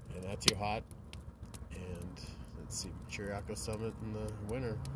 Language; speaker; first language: English; native; English